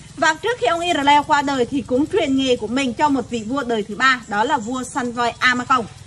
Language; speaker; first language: Vietnamese; non-native, local second language; Mon